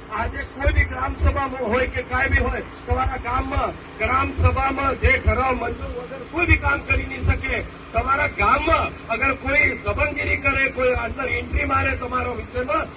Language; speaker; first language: Gujarati; non-native, local second language; Marathi